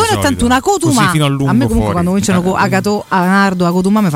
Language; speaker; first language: Italian; native; Italian